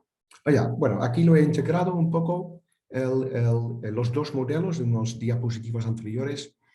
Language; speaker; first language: Spanish; non-native, fluent; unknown